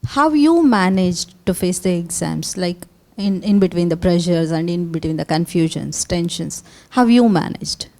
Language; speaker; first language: English; non-native, local second language; Kannada